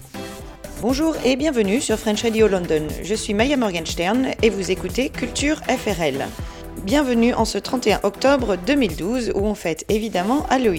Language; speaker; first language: French; native; French